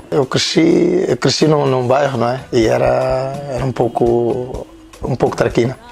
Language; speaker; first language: Portuguese; native; Portuguese